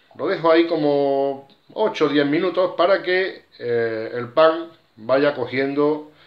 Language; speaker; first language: Spanish; native; Spanish